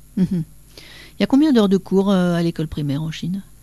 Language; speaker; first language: French; native; French